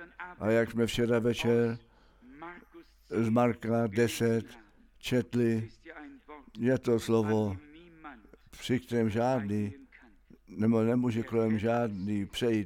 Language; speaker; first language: Czech; non-native, fluent; German